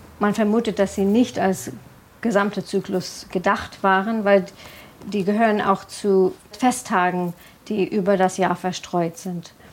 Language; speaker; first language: German; non-native, fluent; English